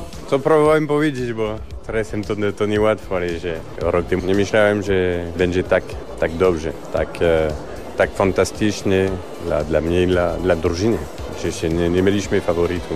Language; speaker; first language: Polish; non-native, learner; French